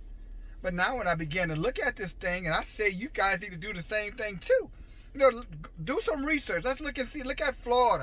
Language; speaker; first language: English; native; English